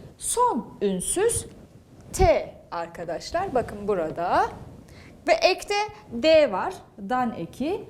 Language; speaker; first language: Turkish; native; Turkish